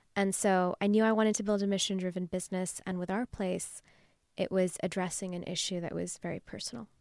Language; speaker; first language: English; non-native, local second language; Urdu